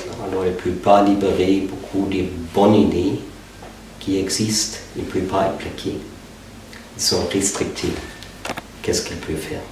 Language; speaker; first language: French; non-native, fluent; German